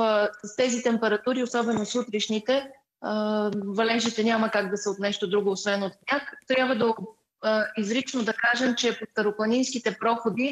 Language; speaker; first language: Bulgarian; native; Bulgarian